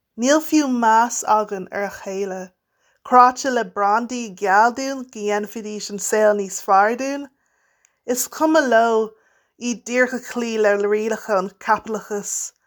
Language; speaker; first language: Irish; non-native, local second language; English